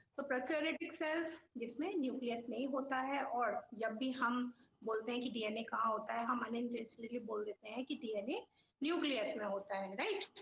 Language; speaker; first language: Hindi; native; Hindi